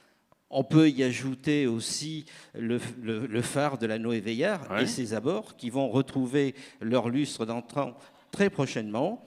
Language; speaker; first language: French; native; French